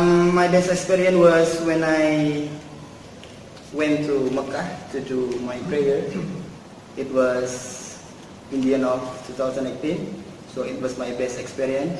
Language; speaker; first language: English; non-native, learner; Indonesian